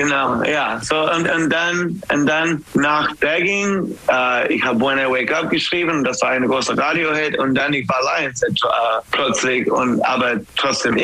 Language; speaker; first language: German; non-native, learner; English